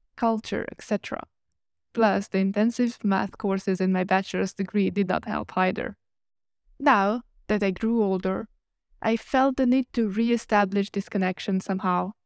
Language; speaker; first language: English; non-native, fluent; Italian